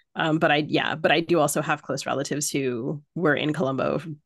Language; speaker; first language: English; native; English